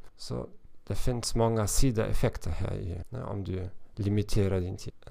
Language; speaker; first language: Swedish; non-native, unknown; German